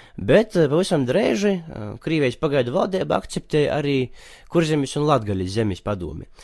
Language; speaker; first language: Latvian; native; Latvian